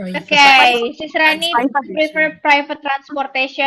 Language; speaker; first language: English; non-native, learner; Indonesian